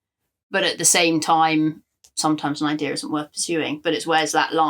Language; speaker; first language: English; native; English